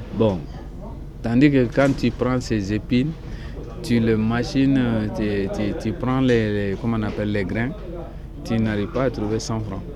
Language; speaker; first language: French; non-native, local second language; Soninke